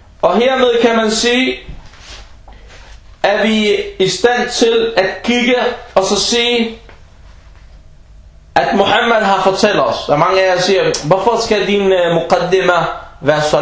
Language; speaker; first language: Danish; early bilingual, other home language; Arabic